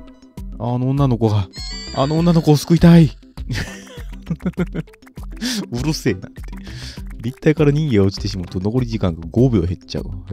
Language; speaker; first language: Japanese; native; Japanese